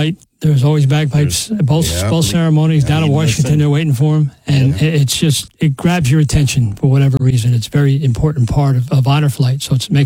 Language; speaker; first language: English; native; English